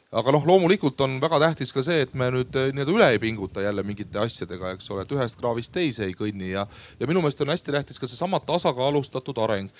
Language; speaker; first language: Estonian; native; Estonian